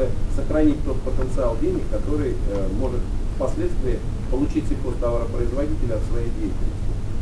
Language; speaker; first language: Russian; native; Russian